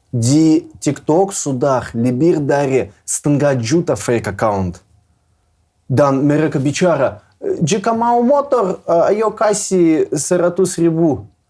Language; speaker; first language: Indonesian; non-native, learner; Russian